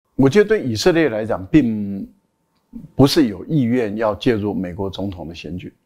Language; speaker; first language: Chinese; native; Chinese